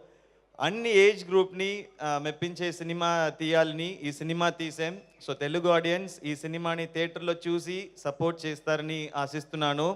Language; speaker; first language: Telugu; non-native, learner; Tamil